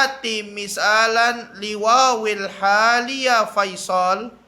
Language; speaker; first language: Arabic; non-native, fluent; Indonesian